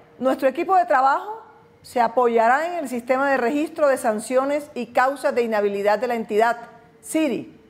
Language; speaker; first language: Spanish; native; Spanish